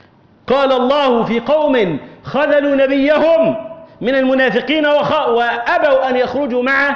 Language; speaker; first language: Arabic; native; Arabic